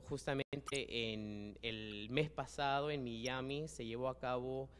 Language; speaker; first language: Spanish; early bilingual, heritage; Spanish